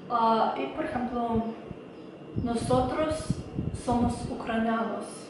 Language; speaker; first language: Spanish; non-native, fluent; Ukrainian